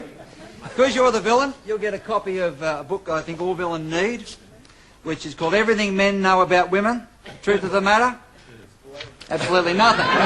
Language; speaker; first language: English; native; English